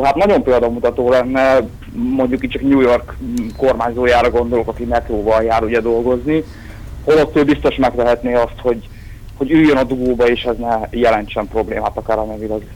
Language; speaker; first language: Hungarian; native; Hungarian